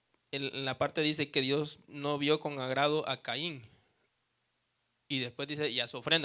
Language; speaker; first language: Spanish; native; Spanish